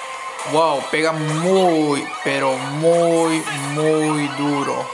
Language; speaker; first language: Spanish; native; Spanish